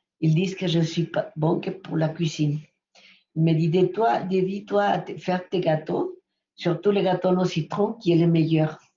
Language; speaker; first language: French; non-native, fluent; Spanish